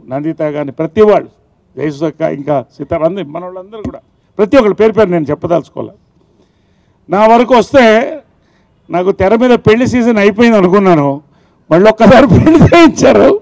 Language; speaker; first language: Telugu; native; Telugu